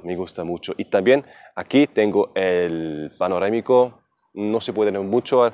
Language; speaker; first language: Spanish; non-native, fluent; German